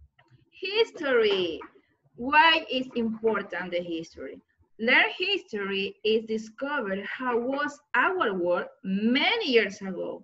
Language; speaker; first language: English; non-native, learner; Spanish